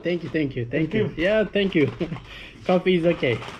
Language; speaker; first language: English; non-native, learner; Turkish